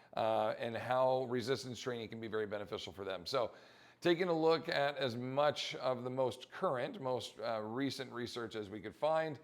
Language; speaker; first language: English; native; English